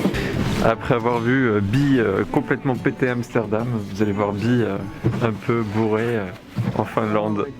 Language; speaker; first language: French; native; French